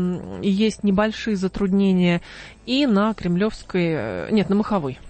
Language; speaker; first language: Russian; native; Russian